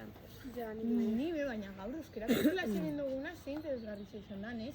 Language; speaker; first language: Basque; native; Basque